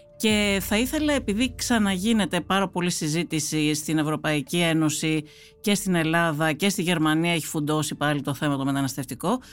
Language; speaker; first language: Greek; native; Greek